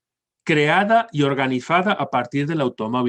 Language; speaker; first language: Spanish; native; Spanish